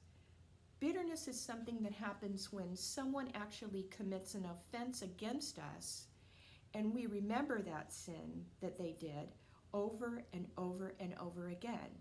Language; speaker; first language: English; native; English